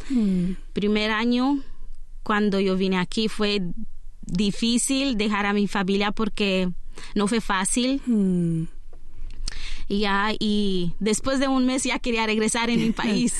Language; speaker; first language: Spanish; non-native, learner; Romanian